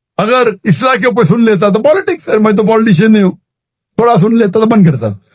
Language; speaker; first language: Urdu; non-native, local second language; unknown